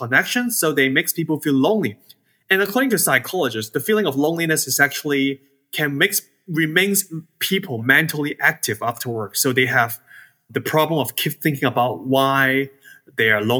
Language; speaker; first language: English; non-native, local second language; Cantonese